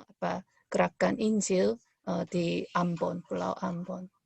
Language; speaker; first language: Indonesian; non-native, fluent; Korean